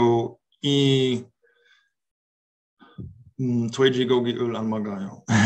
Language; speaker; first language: Korean; non-native, learner; English